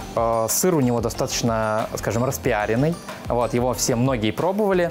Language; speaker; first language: Russian; native; Russian